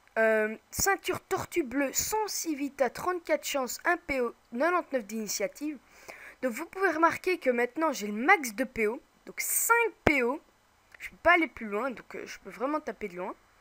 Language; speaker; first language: French; native; French